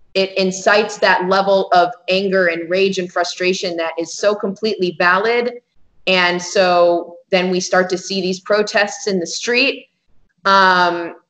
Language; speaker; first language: English; native; English